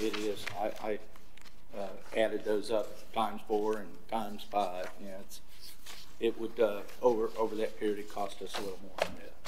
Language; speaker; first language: English; native; English